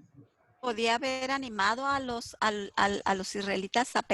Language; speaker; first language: Spanish; native; Spanish